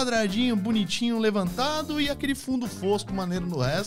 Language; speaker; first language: Portuguese; native; Portuguese